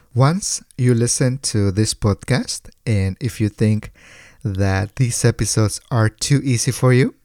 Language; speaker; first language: English; non-native, fluent; Spanish